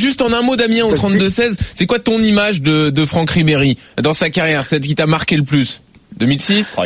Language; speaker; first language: French; native; French